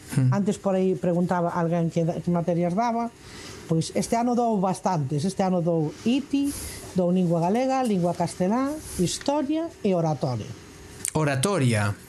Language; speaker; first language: Galician; non-native, local second language; Spanish